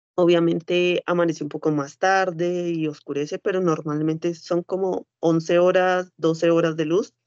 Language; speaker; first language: Spanish; native; Spanish